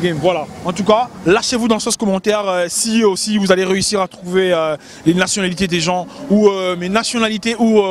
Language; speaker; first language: French; native; French